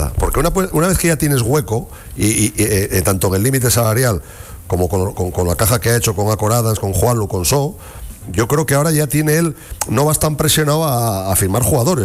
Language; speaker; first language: Spanish; native; Spanish